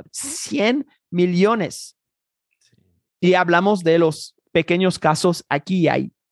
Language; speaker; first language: Spanish; non-native, fluent; Haitian Creole